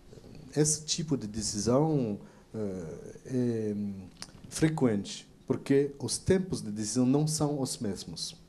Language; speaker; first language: Portuguese; non-native, fluent; French